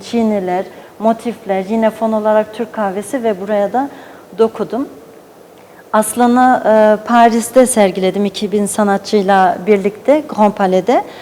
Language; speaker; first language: Turkish; early bilingual, heritage; Turkish